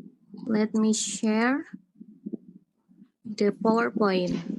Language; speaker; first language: English; non-native, fluent; Indonesian